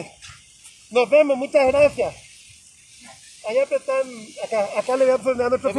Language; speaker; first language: Spanish; native; Spanish